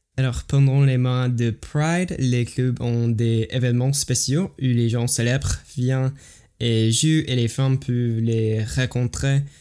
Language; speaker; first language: French; non-native, learner; English